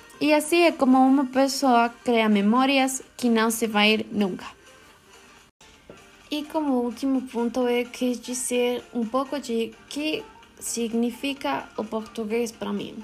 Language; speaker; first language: Portuguese; non-native, learner; Spanish